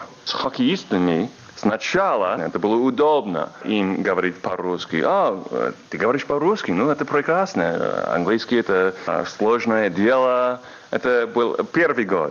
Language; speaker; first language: Russian; non-native, fluent; English